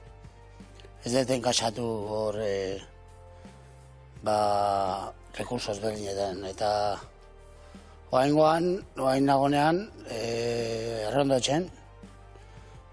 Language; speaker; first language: Basque; native; Basque